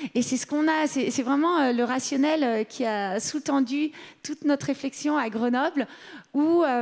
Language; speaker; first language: French; native; French